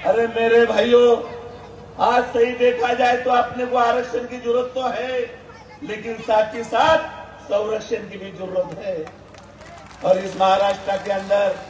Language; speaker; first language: Hindi; non-native, local second language; Marathi